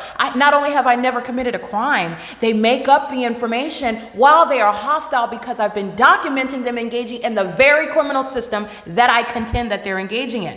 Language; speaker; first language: English; native; English